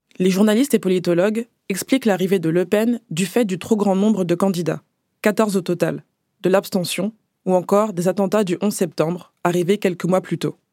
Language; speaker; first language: French; native; French